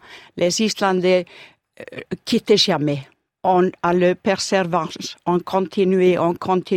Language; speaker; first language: French; non-native, learner; Icelandic